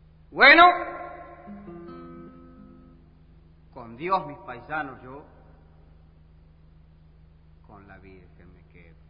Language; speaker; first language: Spanish; native; Spanish